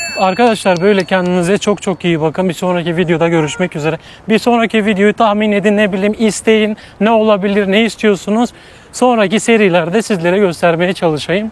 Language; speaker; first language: Turkish; native; Turkish